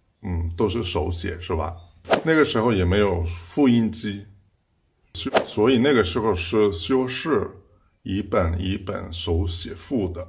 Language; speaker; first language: Chinese; non-native, fluent; Spanish